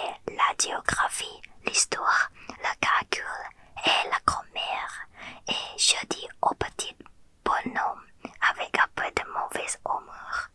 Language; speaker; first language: French; non-native, learner; Thai